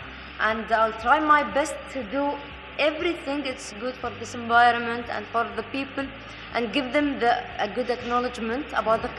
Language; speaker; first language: English; non-native, learner; Arabic